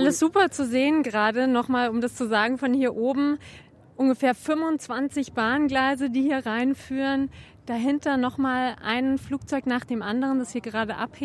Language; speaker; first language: German; native; German